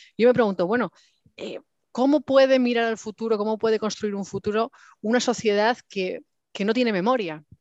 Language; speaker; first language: Spanish; native; Spanish